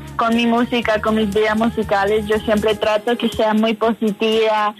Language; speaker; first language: Spanish; non-native, fluent; English